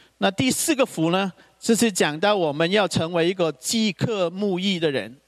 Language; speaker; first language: Chinese; non-native, local second language; Cantonese